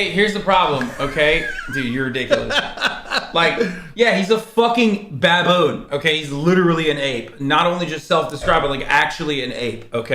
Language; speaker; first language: English; native; English